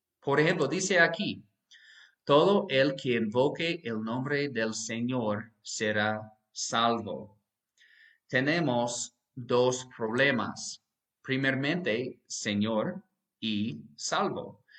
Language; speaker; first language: Spanish; non-native, fluent; English